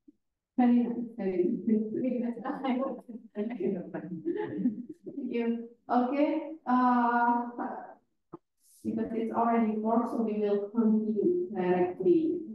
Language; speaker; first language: English; non-native, fluent; Indonesian